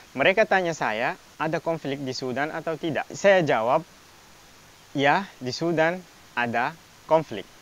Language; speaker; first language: Indonesian; non-native, fluent; Arabic